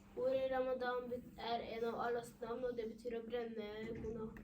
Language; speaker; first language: Norwegian; early bilingual, other home language; Urdu